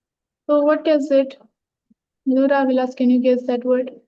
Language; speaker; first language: English; non-native, local second language; Marathi